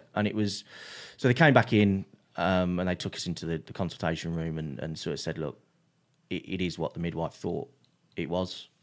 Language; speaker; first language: English; native; English